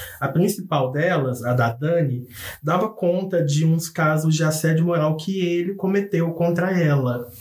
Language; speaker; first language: Portuguese; native; Portuguese